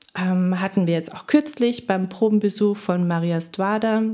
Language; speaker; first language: German; native; German